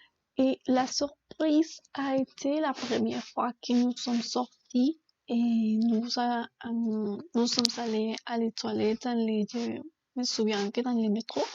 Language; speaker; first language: French; non-native, learner; Spanish